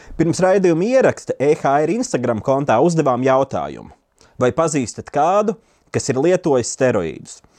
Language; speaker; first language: Latvian; native; Latvian